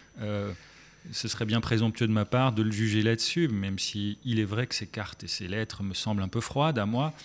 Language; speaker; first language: French; early bilingual, other home language; German